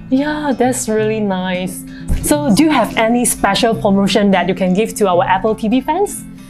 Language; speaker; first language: English; non-native, local second language; Chinese